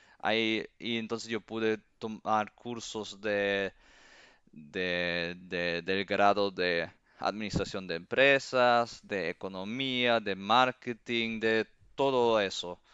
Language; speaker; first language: Spanish; early bilingual, heritage; Spanish